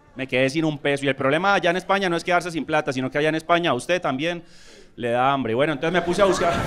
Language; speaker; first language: Spanish; native; Spanish